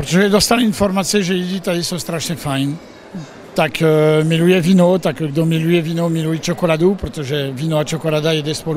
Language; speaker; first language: Czech; non-native, learner; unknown